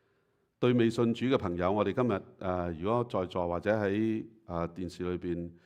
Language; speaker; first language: Chinese; native; Chinese